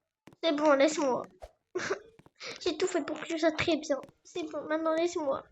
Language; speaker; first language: French; native; French